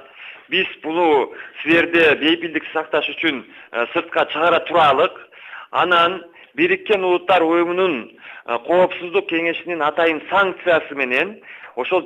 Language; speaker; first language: Kyrgyz; native; Kyrgyz